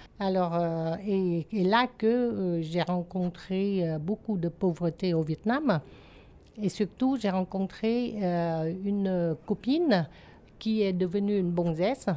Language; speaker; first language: French; non-native, fluent; Vietnamese